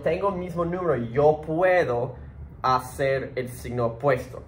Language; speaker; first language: Spanish; early bilingual, heritage; Spanish